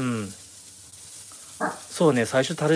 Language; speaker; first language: Japanese; non-native, fluent; English